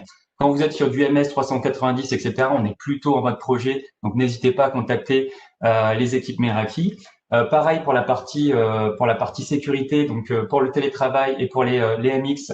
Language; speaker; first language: French; native; French